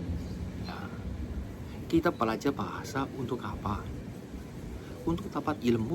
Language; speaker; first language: Indonesian; non-native, fluent; Chinese